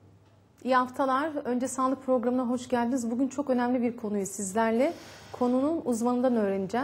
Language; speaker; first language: Turkish; native; Turkish